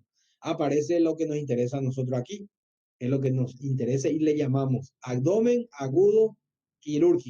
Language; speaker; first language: Spanish; native; Spanish